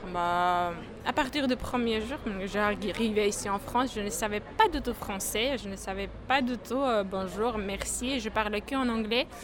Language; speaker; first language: French; non-native, learner; Georgian